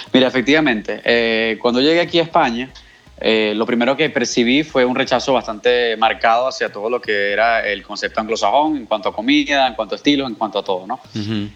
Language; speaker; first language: Spanish; native; Spanish